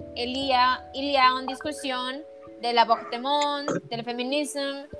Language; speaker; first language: French; non-native, learner; Spanish